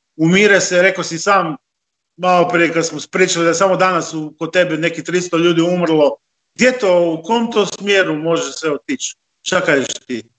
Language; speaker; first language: Croatian; native; Croatian